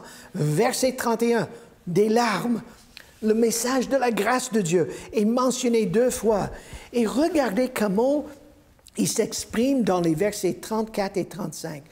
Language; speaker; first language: French; non-native, fluent; English